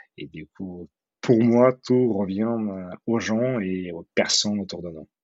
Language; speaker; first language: French; non-native, fluent; Russian